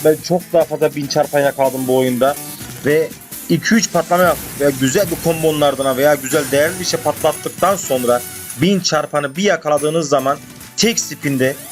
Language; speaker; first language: Turkish; native; Turkish